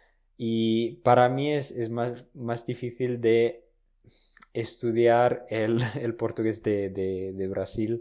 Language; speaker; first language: Spanish; non-native, fluent; Romanian